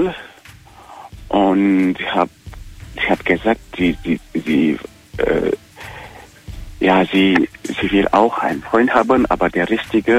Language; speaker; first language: German; non-native, learner; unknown